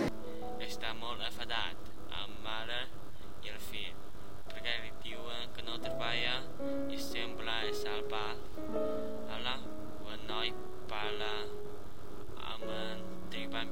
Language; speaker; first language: Catalan; non-native, learner; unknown